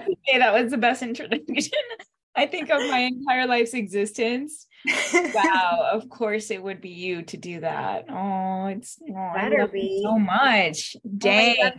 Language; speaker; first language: English; early bilingual, other home language; Spanish